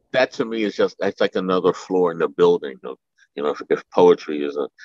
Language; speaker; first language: English; native; English